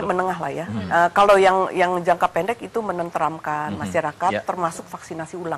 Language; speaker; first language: Indonesian; native; Indonesian